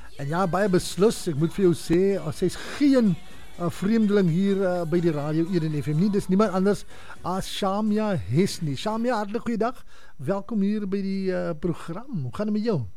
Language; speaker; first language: Afrikaans; native; Afrikaans